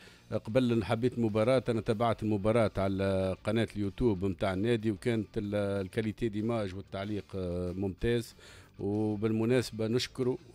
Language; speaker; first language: Arabic; native; Arabic